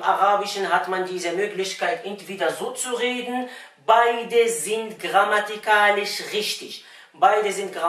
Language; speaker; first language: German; non-native, fluent; Arabic